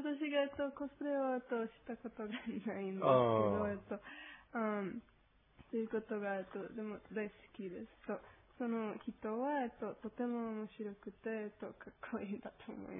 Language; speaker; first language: Japanese; non-native, learner; Spanish